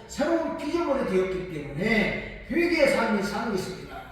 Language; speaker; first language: Korean; native; Korean